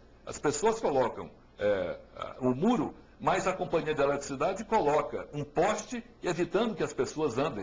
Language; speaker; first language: Portuguese; native; Portuguese